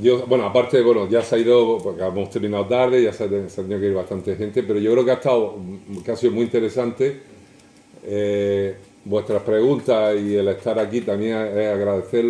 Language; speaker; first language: Spanish; native; Spanish